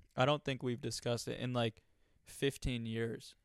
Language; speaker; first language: English; early bilingual, other home language; Hungarian